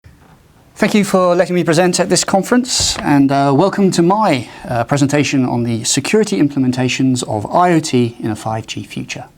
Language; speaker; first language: English; native; English